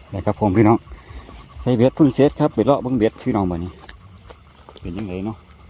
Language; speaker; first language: Thai; native; Thai